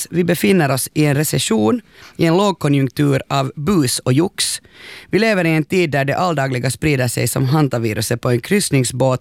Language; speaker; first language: Swedish; native; Swedish